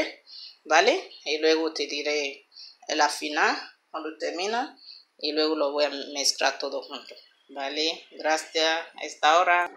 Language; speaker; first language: Spanish; non-native, learner; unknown